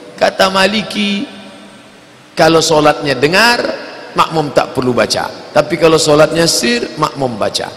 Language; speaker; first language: Malay; native; Malay